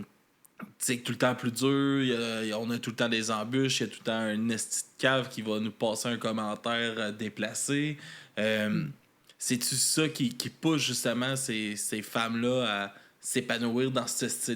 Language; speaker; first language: French; native; French